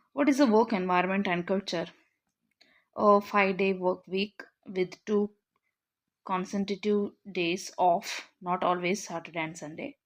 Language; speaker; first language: English; non-native, local second language; Kannada